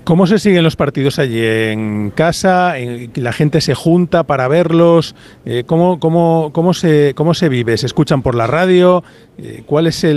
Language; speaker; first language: Spanish; native; Spanish